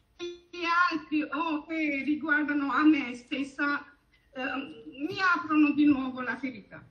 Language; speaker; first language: Italian; non-native, fluent; Albanian